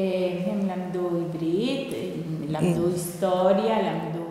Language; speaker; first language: Hebrew; non-native, fluent; Spanish